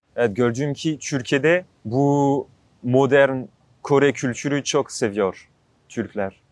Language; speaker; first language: Turkish; non-native, fluent; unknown